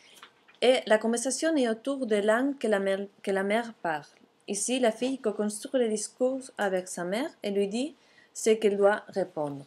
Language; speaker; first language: French; non-native, fluent; Catalan